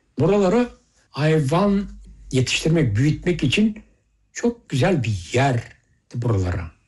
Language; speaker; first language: Turkish; early bilingual, heritage; Turkish